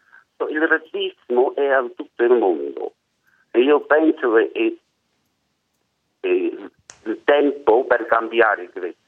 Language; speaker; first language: Italian; non-native, learner; German